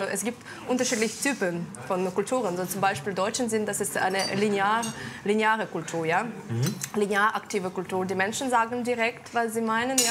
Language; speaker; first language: German; non-native, fluent; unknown